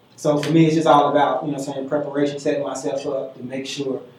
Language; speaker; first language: English; native; English